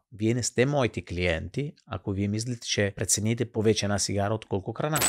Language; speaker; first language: Bulgarian; non-native, fluent; Italian